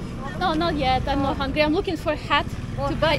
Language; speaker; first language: English; non-native, fluent; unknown